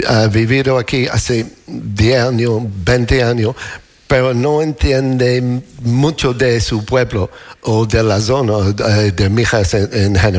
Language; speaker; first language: Spanish; non-native, learner; English